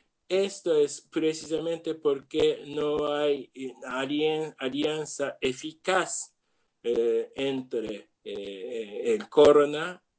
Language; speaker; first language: Spanish; non-native, learner; Japanese